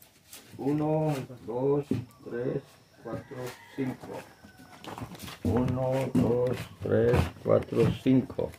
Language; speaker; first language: Spanish; non-native, learner; Filipino